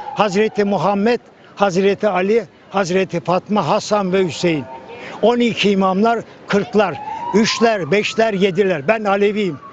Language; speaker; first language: Turkish; native; Turkish